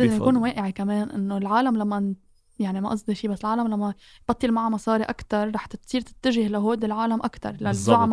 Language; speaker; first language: Arabic; native; Arabic